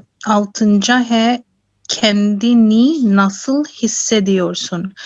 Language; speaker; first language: Turkish; non-native, learner; Urdu